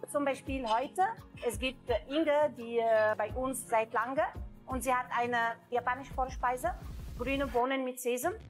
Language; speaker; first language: German; non-native, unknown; Arabic